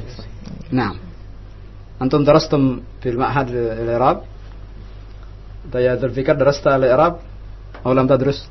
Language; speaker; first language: Arabic; non-native, fluent; Indonesian